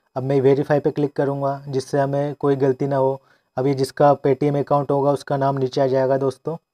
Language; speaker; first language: Hindi; non-native, local second language; Gujarati